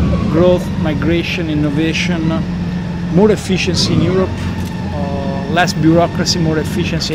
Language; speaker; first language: English; non-native, learner; Italian